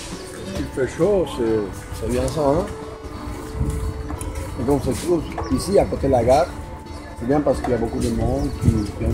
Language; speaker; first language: French; non-native, learner; Spanish